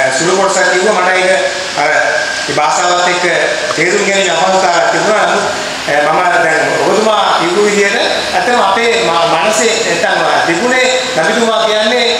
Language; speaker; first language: Sinhala; native; Sinhala